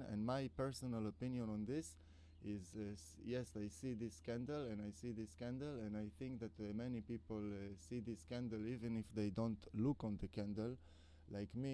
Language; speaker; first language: English; non-native, fluent; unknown